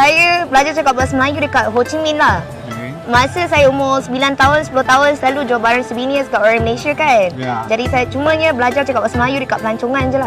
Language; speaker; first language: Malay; non-native, fluent; Vietnamese